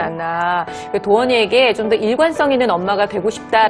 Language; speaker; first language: Korean; native; Korean